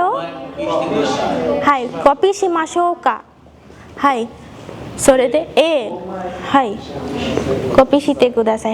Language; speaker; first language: Japanese; non-native, fluent; Bangla